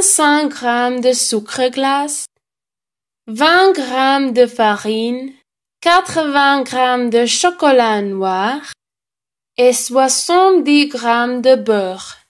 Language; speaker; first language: French; non-native, learner; Slovenian